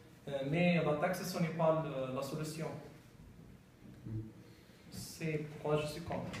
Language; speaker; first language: French; non-native, learner; Arabic